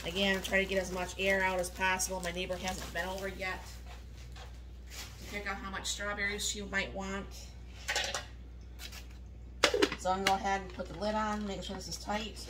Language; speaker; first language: English; native; English